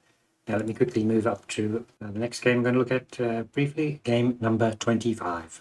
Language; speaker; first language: English; native; English